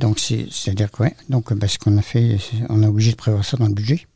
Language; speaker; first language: French; native; French